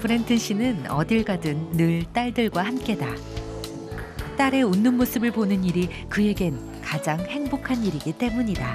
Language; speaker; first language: Korean; native; Korean